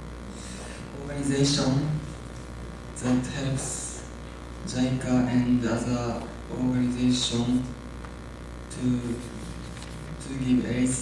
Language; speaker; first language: English; non-native, learner; Japanese